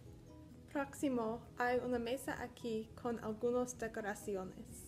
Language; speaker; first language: Spanish; non-native, learner; English